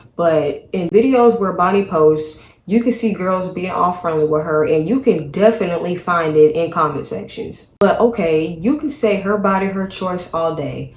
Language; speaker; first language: English; native; English